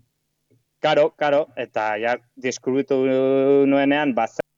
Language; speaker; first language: Basque; non-native, local second language; Spanish